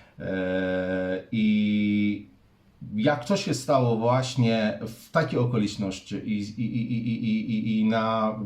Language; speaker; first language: Polish; non-native, fluent; Persian